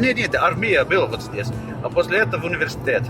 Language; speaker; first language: Russian; non-native, learner; Finnish